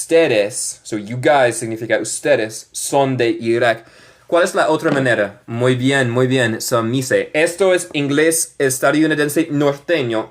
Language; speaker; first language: Spanish; non-native, learner; English